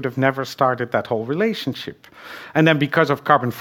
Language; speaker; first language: English; non-native, fluent; Dutch